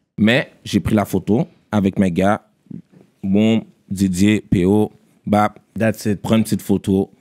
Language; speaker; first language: French; early bilingual, other home language; Haitian Creole